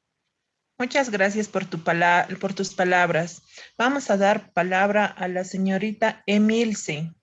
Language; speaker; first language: Spanish; native; Spanish